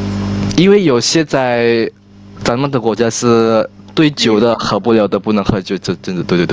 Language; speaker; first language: Chinese; non-native, learner; Indonesian